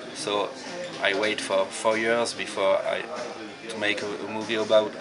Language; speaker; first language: English; non-native, learner; French